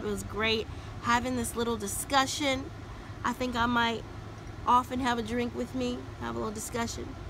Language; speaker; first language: English; native; English